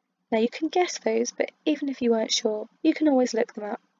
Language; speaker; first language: English; native; English